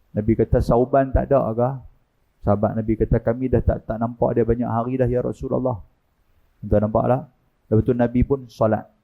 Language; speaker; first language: Malay; native; Malay